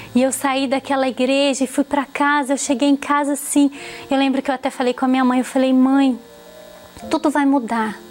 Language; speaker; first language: Portuguese; native; Portuguese